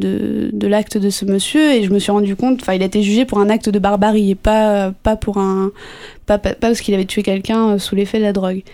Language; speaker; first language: French; native; French